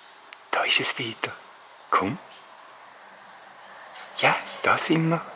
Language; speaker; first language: German; native; German